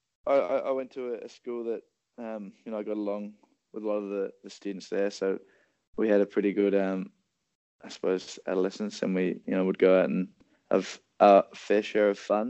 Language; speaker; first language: English; native; English